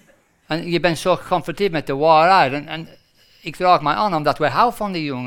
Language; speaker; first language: Dutch; non-native, fluent; English